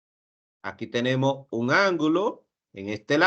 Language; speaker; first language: Spanish; native; Spanish